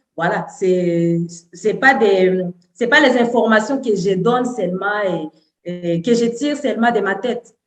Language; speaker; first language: French; non-native, local second language; Swahili